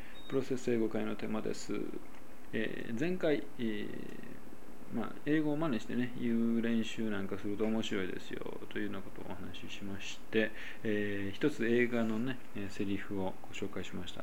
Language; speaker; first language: Japanese; native; Japanese